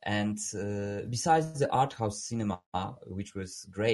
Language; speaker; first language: English; non-native, fluent; Polish